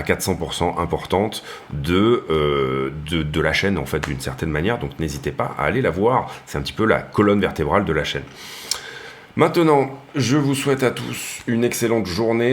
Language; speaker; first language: French; native; French